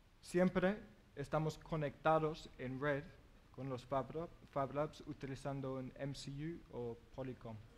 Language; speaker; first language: Spanish; non-native, learner; English